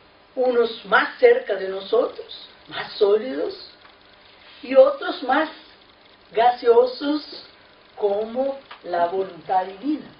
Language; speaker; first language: Spanish; non-native, fluent; Portuguese